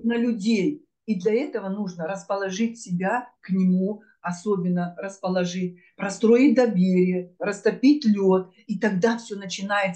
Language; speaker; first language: Russian; native; Russian